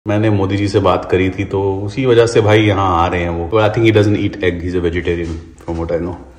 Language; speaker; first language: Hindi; native; Hindi